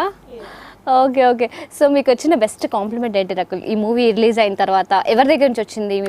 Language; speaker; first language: Telugu; native; Telugu